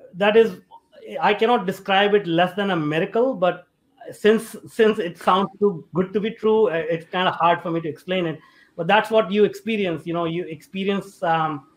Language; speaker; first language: English; non-native, local second language; Hindi